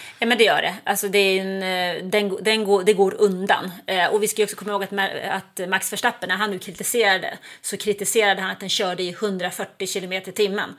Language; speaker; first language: Swedish; native; Swedish